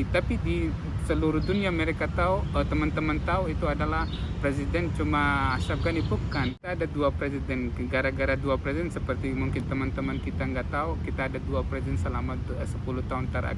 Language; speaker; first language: Indonesian; non-native, fluent; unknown